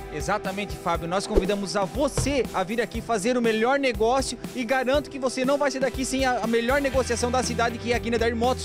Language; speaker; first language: Portuguese; native; Portuguese